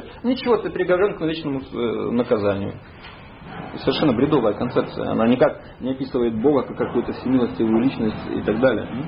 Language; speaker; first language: Russian; native; Russian